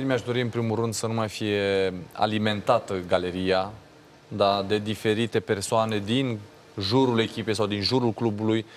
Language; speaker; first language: Romanian; native; Romanian